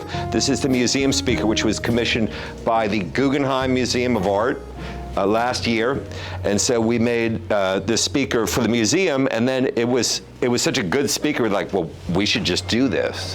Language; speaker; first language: English; native; English